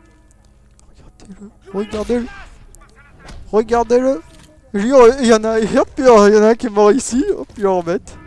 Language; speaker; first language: French; native; French